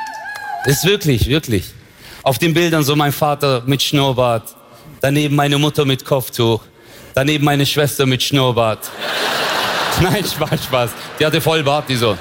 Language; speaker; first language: German; early bilingual, other home language; Turkish